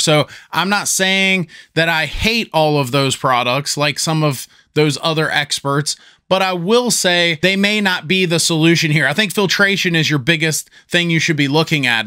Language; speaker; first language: English; native; English